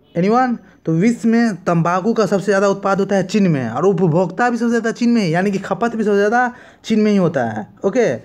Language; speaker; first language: Hindi; native; Hindi